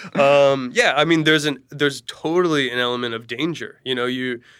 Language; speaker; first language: English; native; English